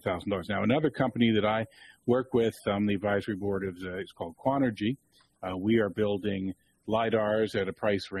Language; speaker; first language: English; native; English